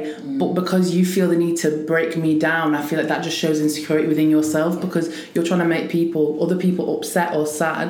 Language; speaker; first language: English; native; English